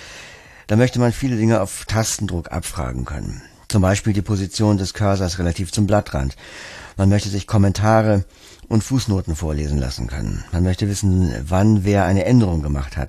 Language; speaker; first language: German; native; German